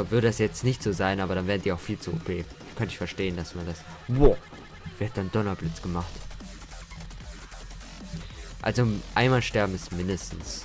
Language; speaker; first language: German; native; German